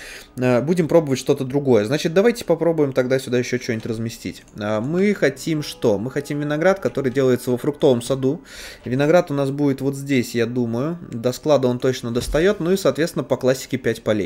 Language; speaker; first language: Russian; native; Russian